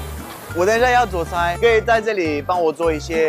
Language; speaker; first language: Chinese; non-native, fluent; French